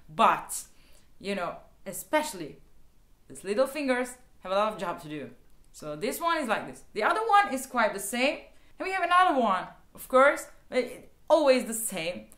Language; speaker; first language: English; non-native, fluent; Turkish